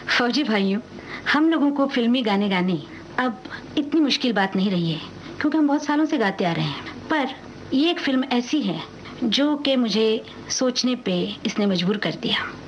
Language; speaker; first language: Hindi; non-native, local second language; Marathi